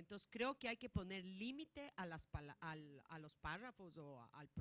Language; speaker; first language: Spanish; native; Spanish